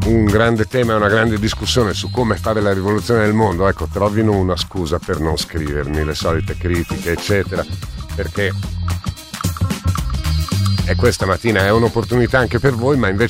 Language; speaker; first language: Italian; native; Italian